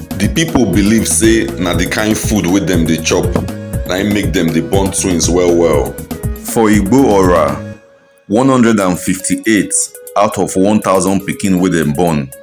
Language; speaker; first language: Nigerian Pidgin; native; Nigerian Pidgin